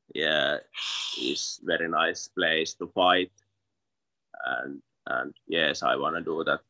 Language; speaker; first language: English; non-native, learner; Finnish